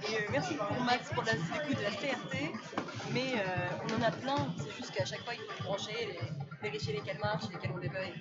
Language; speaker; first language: French; native; French